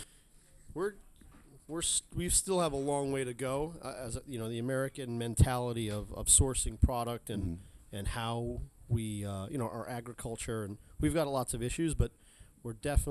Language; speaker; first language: English; native; English